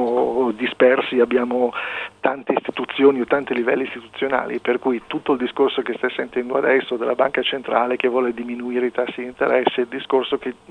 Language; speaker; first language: Italian; native; Italian